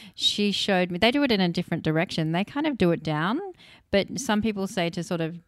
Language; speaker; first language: English; early bilingual, other home language; Hindi